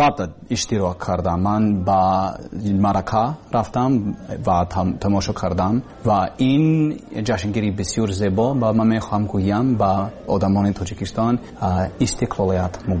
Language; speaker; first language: Persian; non-native, learner; English